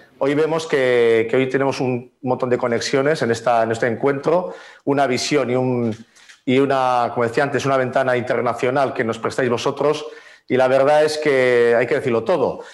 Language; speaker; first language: Spanish; native; Spanish